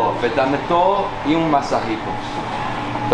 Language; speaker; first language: Spanish; non-native, learner; English